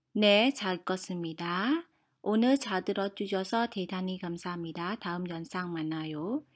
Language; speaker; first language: Korean; non-native, fluent; Khmer